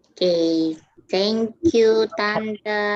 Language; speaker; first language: English; non-native, learner; Indonesian